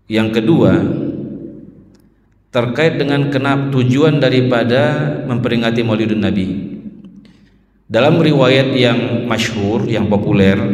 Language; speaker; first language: Indonesian; native; Indonesian